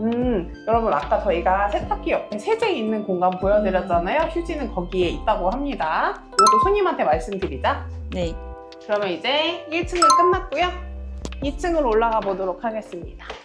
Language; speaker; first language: Korean; native; Korean